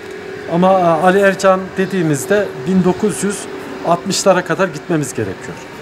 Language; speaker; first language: Turkish; native; Turkish